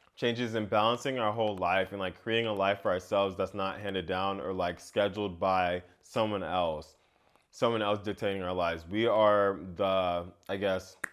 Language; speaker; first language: English; native; English